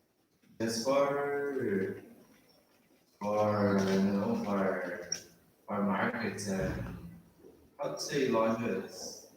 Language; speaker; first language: English; non-native, learner; Portuguese